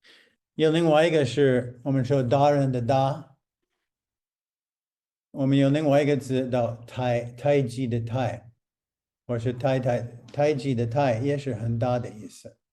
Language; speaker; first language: Chinese; non-native, fluent; English